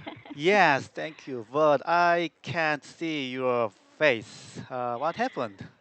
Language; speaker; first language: English; non-native, learner; Korean